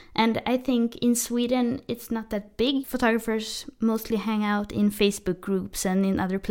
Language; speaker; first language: English; non-native, fluent; Swedish